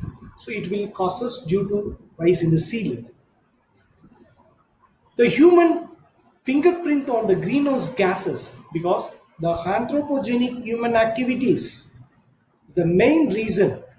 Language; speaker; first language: English; non-native, local second language; Tamil